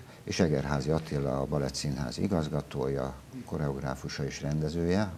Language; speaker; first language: Hungarian; native; Hungarian